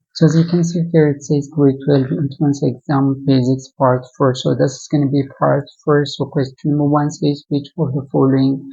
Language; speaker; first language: English; non-native, local second language; Amharic